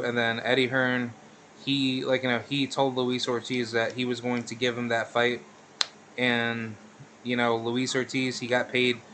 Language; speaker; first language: English; native; English